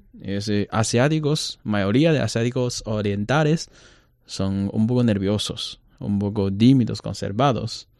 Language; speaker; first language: Spanish; non-native, learner; Chinese